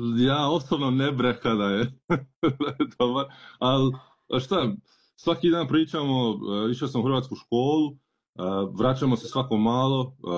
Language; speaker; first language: Serbian; early bilingual, heritage; Croatian